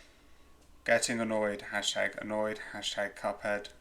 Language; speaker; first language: English; native; English